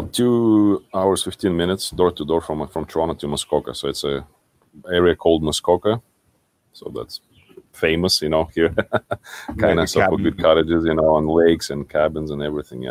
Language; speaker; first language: English; non-native, fluent; Kazakh